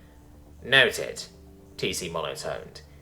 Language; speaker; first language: English; native; English